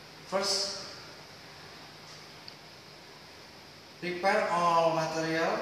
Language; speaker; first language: English; non-native, learner; Indonesian